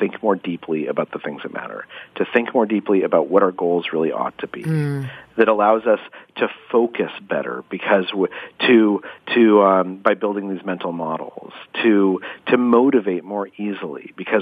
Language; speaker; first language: English; native; English